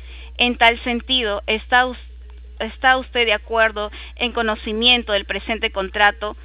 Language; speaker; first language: Spanish; native; Spanish